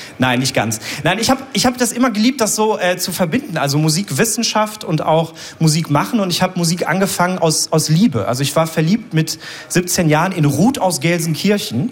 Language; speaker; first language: German; native; German